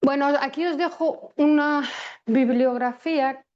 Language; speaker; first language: Spanish; native; Spanish